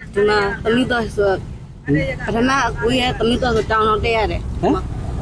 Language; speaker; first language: Burmese; native; Burmese